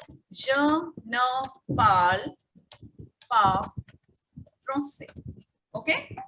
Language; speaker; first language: French; non-native, fluent; Hindi